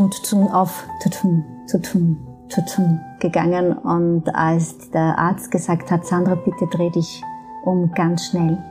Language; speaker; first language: German; non-native, fluent; Portuguese